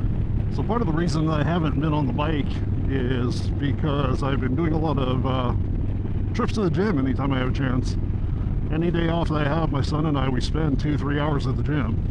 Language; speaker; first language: English; native; English